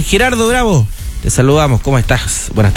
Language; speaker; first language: Spanish; native; Spanish